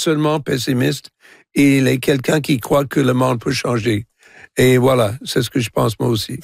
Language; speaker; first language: French; non-native, local second language; English